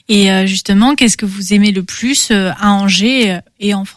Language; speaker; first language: French; native; French